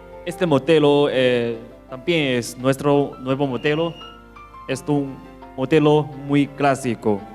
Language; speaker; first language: Spanish; non-native, learner; Chinese